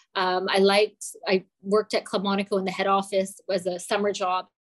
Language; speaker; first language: English; native; English